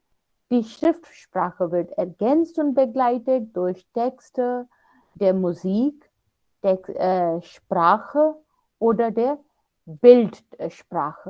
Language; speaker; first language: German; non-native, fluent; Hindi